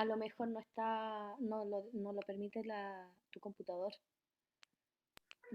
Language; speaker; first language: Spanish; native; Spanish